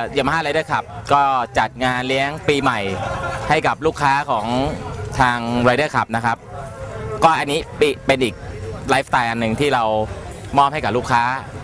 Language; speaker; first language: Thai; native; Thai